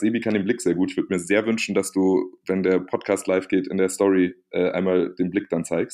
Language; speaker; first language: German; native; German